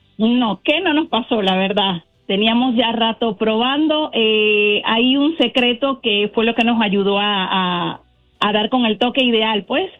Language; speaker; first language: Spanish; native; Spanish